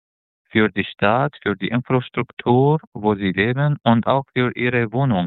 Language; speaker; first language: German; non-native, fluent; Arabic